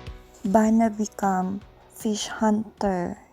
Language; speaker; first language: English; non-native, learner; Filipino